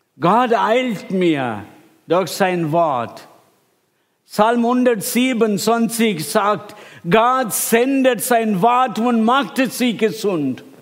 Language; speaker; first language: German; non-native, fluent; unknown